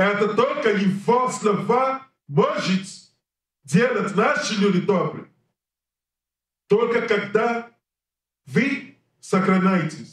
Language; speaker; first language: Russian; non-native, learner; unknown